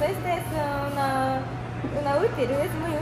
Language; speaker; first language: Spanish; non-native, learner; Japanese